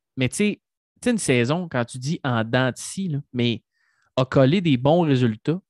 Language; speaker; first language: French; native; French